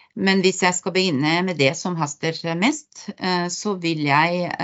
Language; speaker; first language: Norwegian; non-native, fluent; Bulgarian